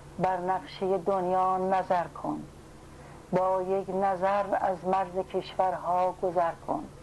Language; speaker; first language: Persian; native; Persian